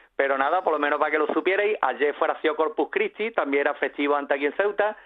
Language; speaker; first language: Spanish; native; Spanish